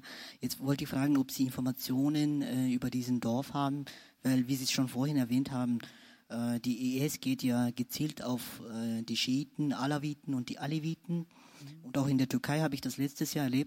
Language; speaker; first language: German; non-native, fluent; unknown